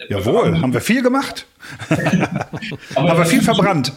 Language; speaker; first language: German; native; German